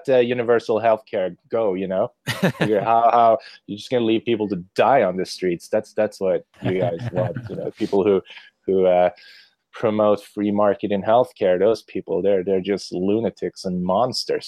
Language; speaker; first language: English; non-native, fluent; Swedish